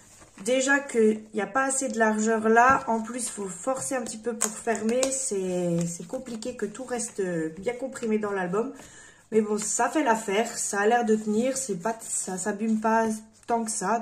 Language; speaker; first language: French; native; French